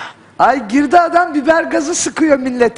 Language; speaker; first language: Turkish; native; Turkish